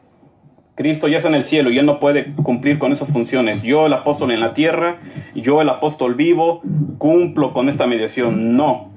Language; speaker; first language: Spanish; native; Spanish